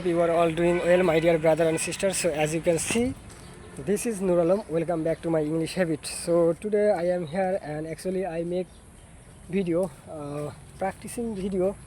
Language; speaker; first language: English; non-native, learner; Bangla